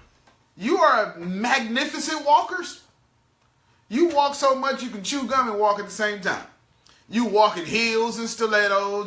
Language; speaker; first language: English; native; English